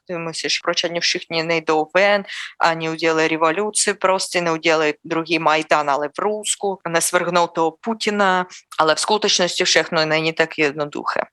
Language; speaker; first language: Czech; non-native, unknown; Russian